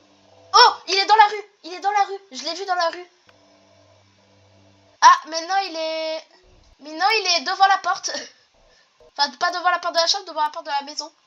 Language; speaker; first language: French; native; French